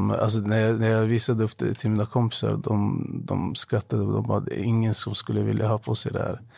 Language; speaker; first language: Swedish; non-native, fluent; Arabic